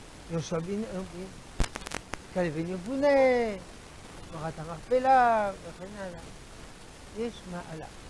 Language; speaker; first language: Hebrew; non-native, fluent; French